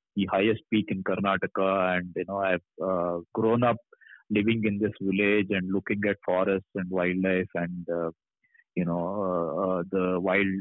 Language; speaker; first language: English; non-native, local second language; Kannada